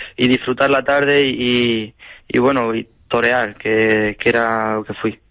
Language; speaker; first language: Spanish; native; Spanish